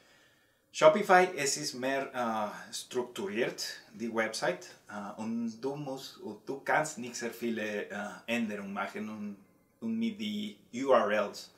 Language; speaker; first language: German; non-native, learner; Spanish